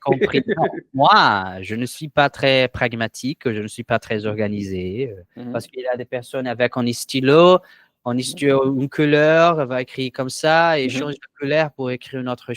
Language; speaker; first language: French; non-native, learner; Portuguese